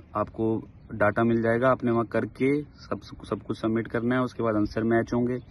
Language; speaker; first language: Hindi; native; Hindi